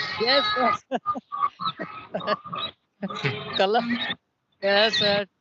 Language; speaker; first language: English; non-native, learner; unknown